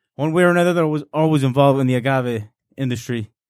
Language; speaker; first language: English; non-native, fluent; Spanish